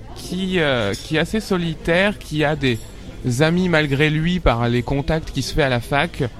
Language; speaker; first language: French; native; French